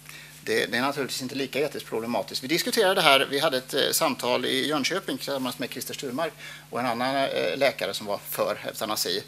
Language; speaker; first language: Swedish; native; Swedish